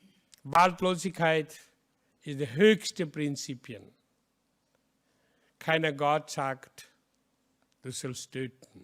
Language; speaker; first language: German; non-native, learner; Hindi